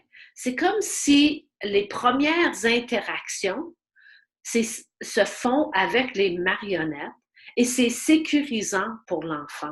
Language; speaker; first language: French; non-native, fluent; English